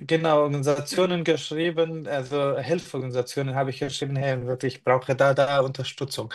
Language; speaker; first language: German; non-native, fluent; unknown